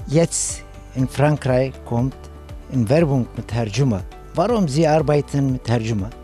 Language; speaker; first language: German; non-native, learner; Turkish